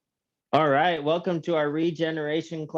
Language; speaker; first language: English; native; English